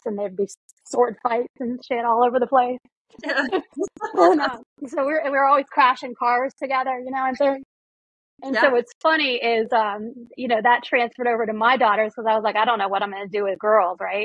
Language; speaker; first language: English; native; English